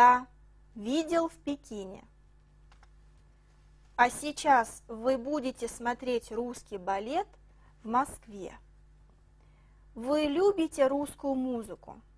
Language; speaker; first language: Russian; non-native, fluent; Chinese